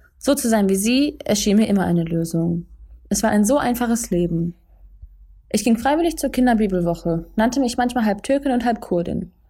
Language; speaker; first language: German; early bilingual, other home language; Kurdish